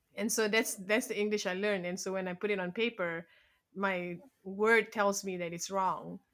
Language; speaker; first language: English; native; English